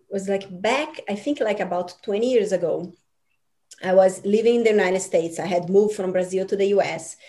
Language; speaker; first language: English; non-native, fluent; Portuguese